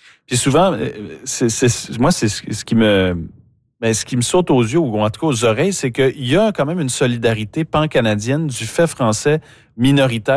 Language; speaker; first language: French; native; French